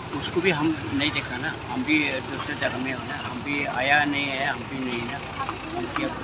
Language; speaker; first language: Hindi; non-native, local second language; Khasi